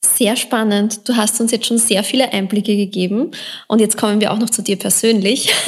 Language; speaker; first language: German; native; German